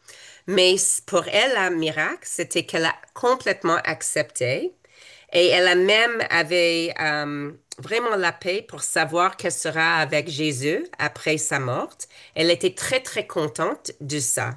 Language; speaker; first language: French; non-native, fluent; English